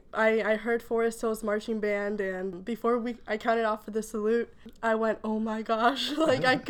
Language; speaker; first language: English; early bilingual, other home language; Spanish